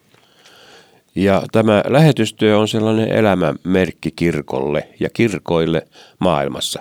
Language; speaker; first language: Finnish; native; Finnish